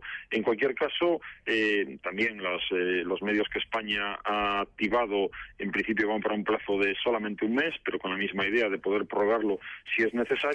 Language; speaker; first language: Spanish; native; Spanish